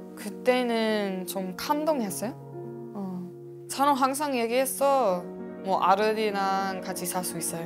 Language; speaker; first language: Korean; non-native, learner; English